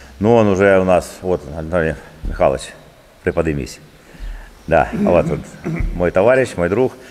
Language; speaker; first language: Russian; native; Russian